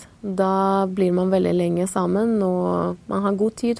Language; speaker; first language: Norwegian; non-native, fluent; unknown